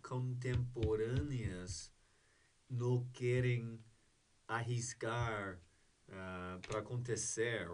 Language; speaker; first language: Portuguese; non-native, learner; English